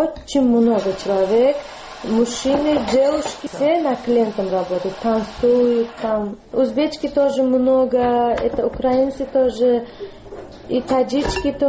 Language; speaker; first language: Russian; non-native, learner; Uzbek